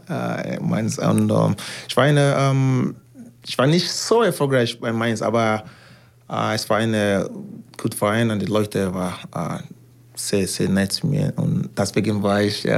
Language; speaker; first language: German; non-native, learner; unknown